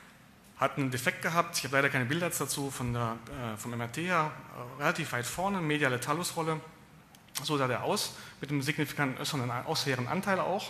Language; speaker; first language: German; native; German